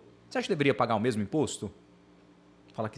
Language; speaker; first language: Portuguese; native; Portuguese